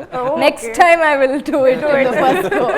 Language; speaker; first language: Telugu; non-native, fluent; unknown